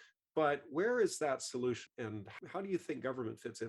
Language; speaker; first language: English; native; English